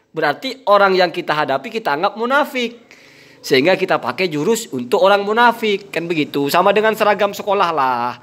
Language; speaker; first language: Indonesian; non-native, local second language; Madurese